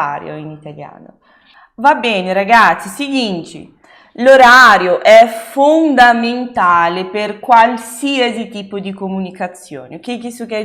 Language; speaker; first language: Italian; non-native, fluent; Portuguese